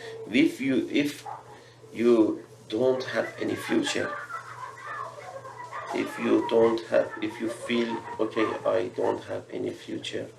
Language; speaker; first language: English; non-native, learner; Persian